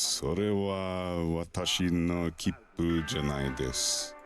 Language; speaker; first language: Japanese; non-native, learner; English